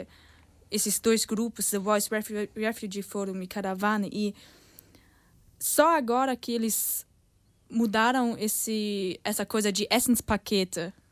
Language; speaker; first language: Portuguese; early bilingual, heritage; Portuguese